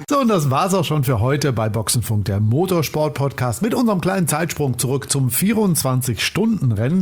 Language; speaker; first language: German; native; German